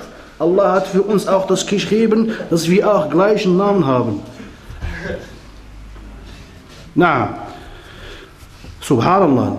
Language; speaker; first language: German; non-native, learner; Arabic